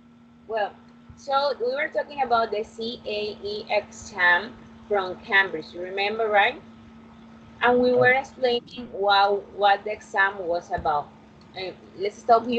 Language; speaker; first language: English; non-native, fluent; Spanish